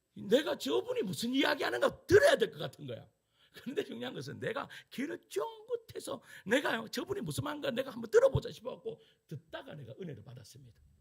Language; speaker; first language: Korean; native; Korean